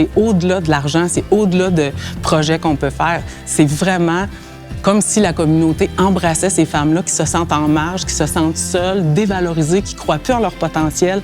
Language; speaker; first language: French; native; French